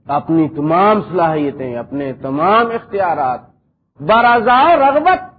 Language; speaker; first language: Urdu; non-native, local second language; Punjabi